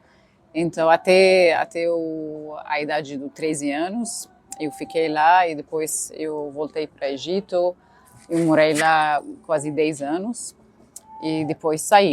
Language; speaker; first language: Portuguese; non-native, fluent; Arabic